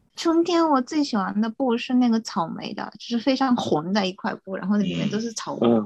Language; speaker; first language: Chinese; non-native, fluent; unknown